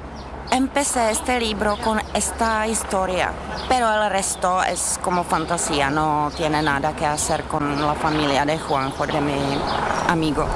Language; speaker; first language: Spanish; non-native, fluent; Czech